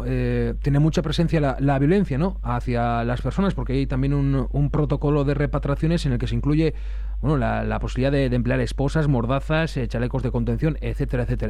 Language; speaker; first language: Spanish; native; Spanish